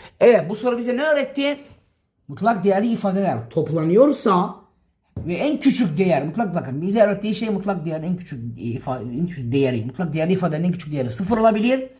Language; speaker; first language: Turkish; native; Turkish